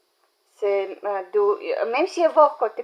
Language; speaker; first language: French; non-native, learner; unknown